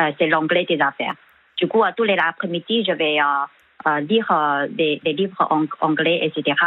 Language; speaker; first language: French; non-native, fluent; Chinese